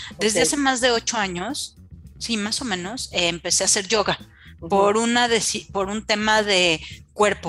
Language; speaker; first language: Spanish; native; Spanish